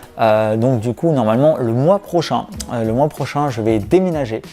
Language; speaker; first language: French; native; French